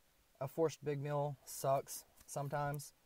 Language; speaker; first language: English; native; English